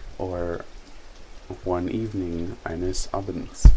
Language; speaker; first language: English; native; English